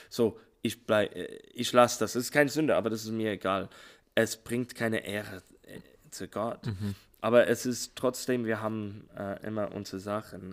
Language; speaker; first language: German; non-native, learner; English